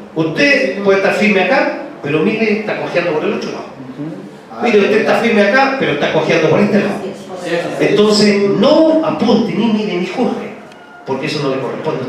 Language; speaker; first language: Spanish; native; Spanish